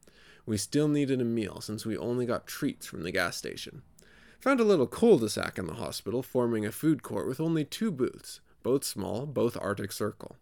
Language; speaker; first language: English; native; English